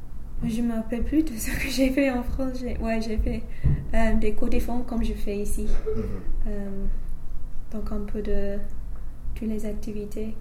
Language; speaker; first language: French; non-native, fluent; English